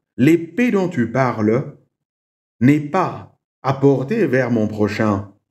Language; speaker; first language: French; non-native, local second language; Swahili